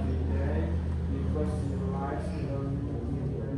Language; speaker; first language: English; non-native, learner; Indonesian